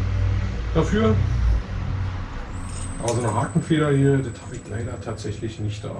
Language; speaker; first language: German; native; German